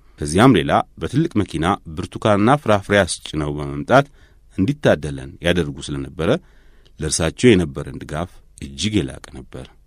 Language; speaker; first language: Amharic; native; Amharic